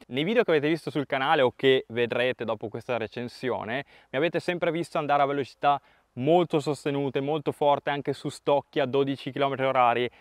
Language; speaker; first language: Italian; native; Italian